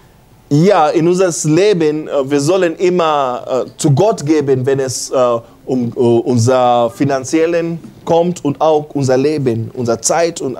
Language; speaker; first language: German; non-native, learner; English